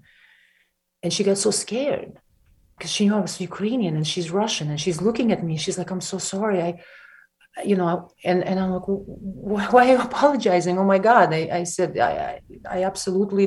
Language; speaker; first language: English; non-native, fluent; Russian